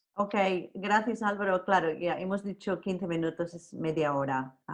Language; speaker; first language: Spanish; non-native, fluent; English